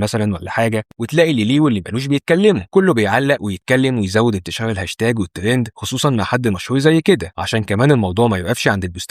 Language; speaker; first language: Arabic; native; Arabic